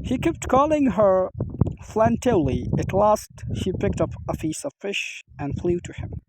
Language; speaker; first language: English; non-native, local second language; Urdu